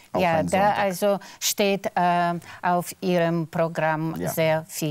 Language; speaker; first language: German; non-native, fluent; Russian